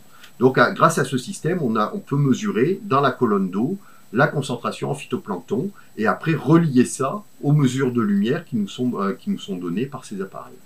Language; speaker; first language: French; native; French